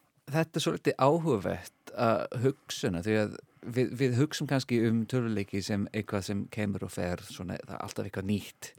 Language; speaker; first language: Icelandic; non-native, fluent; English